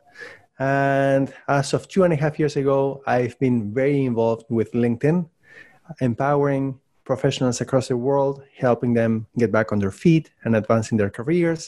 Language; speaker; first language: English; non-native, fluent; Spanish